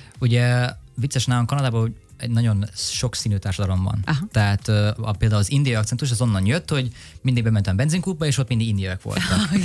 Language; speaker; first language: Hungarian; early bilingual, heritage; Hungarian